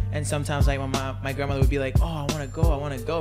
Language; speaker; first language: English; early bilingual, other home language; Spanish